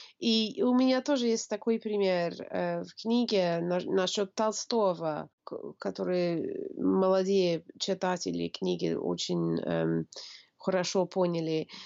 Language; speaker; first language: Russian; non-native, fluent; English